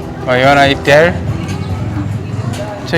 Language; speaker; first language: English; non-native, learner; Korean